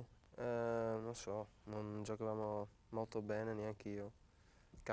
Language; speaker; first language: Italian; non-native, fluent; Dutch